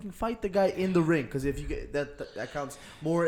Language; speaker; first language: English; non-native, fluent; Papiamento